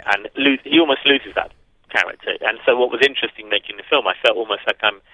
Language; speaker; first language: English; native; English